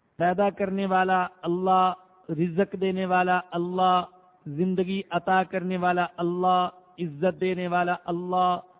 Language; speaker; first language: Urdu; non-native, local second language; Punjabi